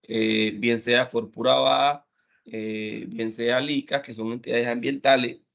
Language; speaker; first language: Spanish; native; Spanish